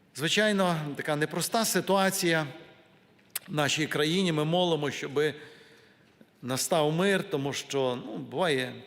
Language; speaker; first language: Ukrainian; native; Ukrainian